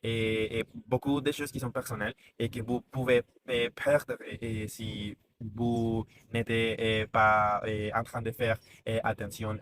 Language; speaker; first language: French; non-native, learner; Spanish